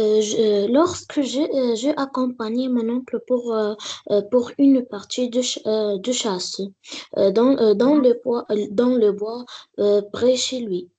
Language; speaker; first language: French; non-native, learner; Arabic